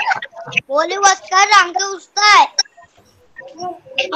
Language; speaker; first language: Malay; native; Malay